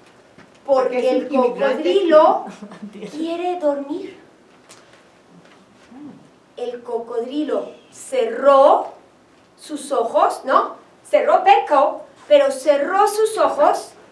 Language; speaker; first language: Spanish; non-native, fluent; English